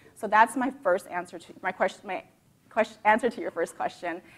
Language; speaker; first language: English; native; English